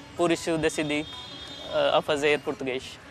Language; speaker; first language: Portuguese; non-native, learner; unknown